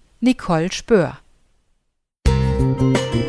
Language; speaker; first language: German; native; German